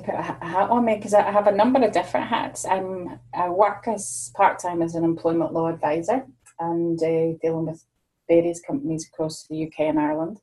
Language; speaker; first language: English; native; English